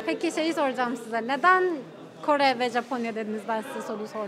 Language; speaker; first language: Turkish; native; Turkish